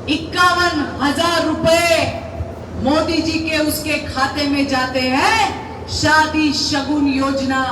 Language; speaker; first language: Hindi; non-native, local second language; Marathi